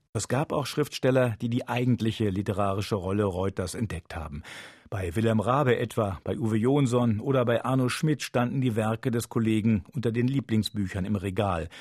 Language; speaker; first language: German; native; German